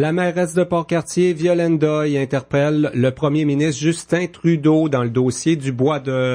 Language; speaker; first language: French; native; French